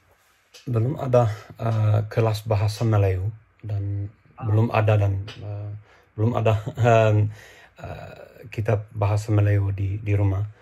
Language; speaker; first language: Indonesian; non-native, learner; English